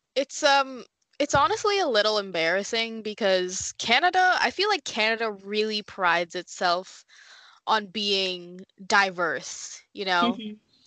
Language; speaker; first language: English; native; English